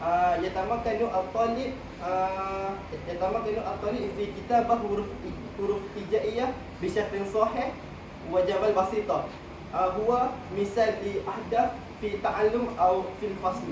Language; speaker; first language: Arabic; non-native, learner; Malay